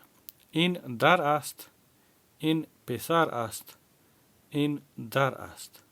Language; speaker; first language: Persian; non-native, fluent; Urdu